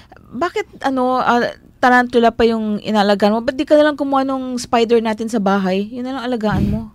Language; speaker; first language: Filipino; native; Filipino